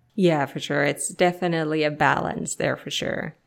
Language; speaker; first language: English; non-native, fluent; Finnish